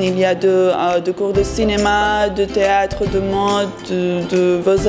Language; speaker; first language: French; non-native, fluent; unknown